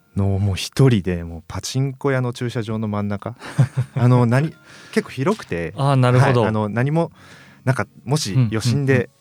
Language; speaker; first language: Japanese; native; Japanese